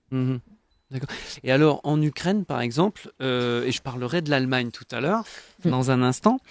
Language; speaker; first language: French; native; French